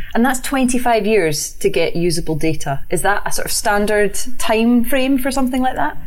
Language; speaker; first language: English; native; English